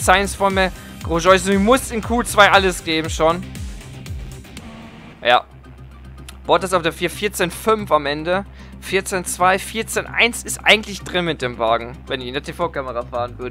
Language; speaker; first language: German; native; German